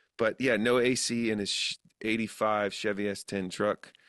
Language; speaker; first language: English; native; English